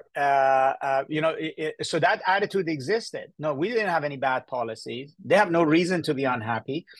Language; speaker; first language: English; early bilingual, other home language; Persian